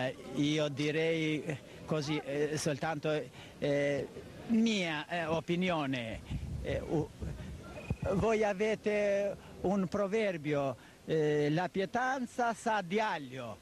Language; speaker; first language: Italian; non-native, learner; Albanian